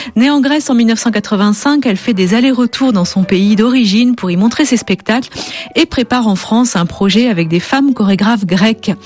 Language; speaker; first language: French; native; French